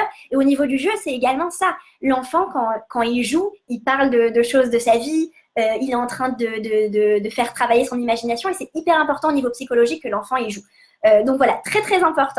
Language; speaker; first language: French; native; French